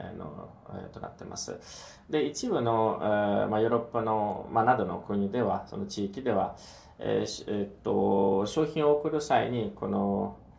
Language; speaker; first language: Japanese; non-native, fluent; Ukrainian